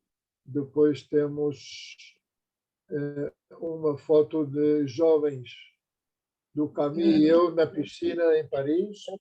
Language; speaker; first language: Portuguese; non-native, fluent; Persian